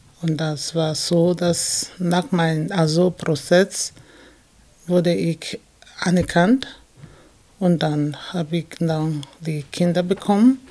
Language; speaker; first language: German; non-native, fluent; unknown